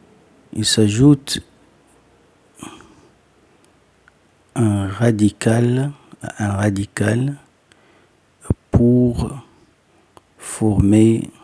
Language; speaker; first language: French; non-native, learner; Arabic